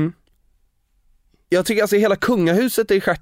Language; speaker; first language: Swedish; native; Swedish